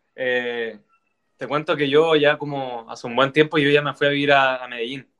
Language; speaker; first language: Spanish; native; Spanish